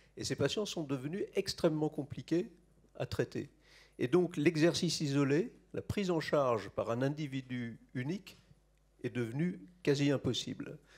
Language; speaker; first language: French; native; French